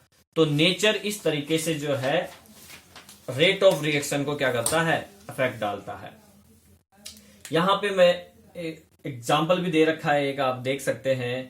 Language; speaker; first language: Hindi; native; Hindi